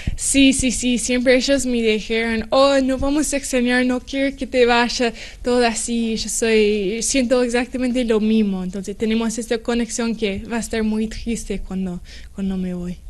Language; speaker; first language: Spanish; non-native, learner; English